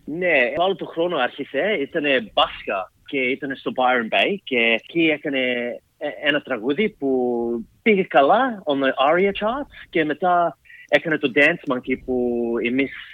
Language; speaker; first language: Greek; early bilingual, heritage; Greek